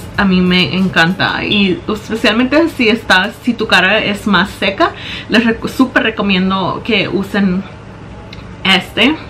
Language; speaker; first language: Spanish; early bilingual, heritage; Spanish